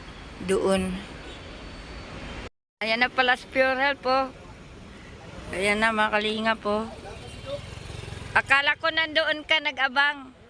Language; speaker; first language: Filipino; non-native, local second language; Cebuano